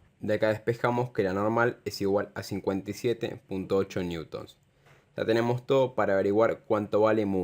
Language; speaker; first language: Spanish; native; Spanish